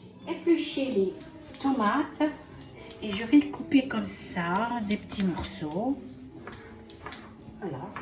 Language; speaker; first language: French; non-native, fluent; Arabic